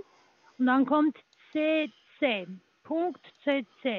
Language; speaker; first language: German; non-native, learner; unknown